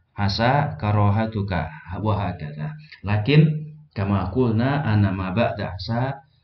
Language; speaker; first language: Arabic; non-native, fluent; Indonesian